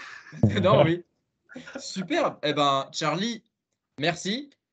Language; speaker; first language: French; non-native, fluent; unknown